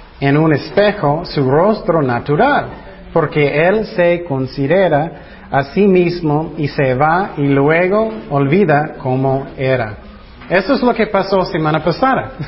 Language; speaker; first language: Spanish; non-native, fluent; English